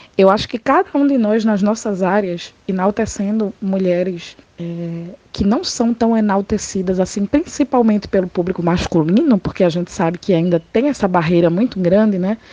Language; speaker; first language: Portuguese; native; Portuguese